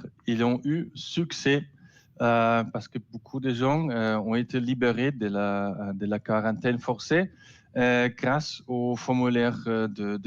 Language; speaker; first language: French; non-native, learner; German